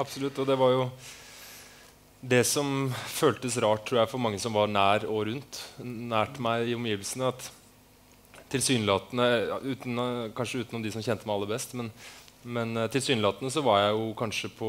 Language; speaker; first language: Norwegian; native; Norwegian